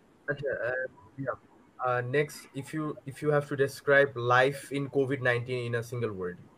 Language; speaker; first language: English; non-native, local second language; Bangla